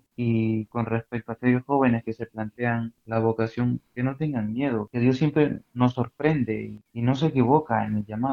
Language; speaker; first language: Spanish; native; Spanish